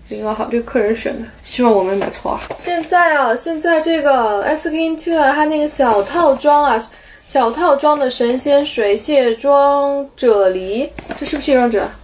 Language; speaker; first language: Chinese; native; Chinese